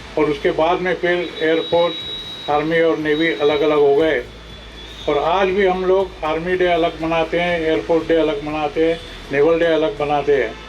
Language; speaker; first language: Hindi; non-native, local second language; Marathi